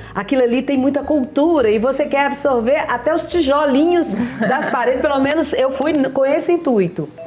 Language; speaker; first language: Portuguese; native; Portuguese